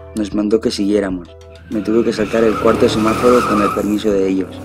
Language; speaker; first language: Spanish; native; Spanish